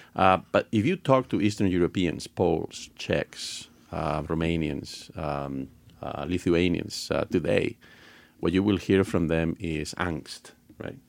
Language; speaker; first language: English; non-native, fluent; Spanish